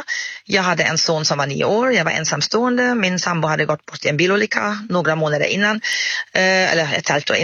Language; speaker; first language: Swedish; non-native, fluent; German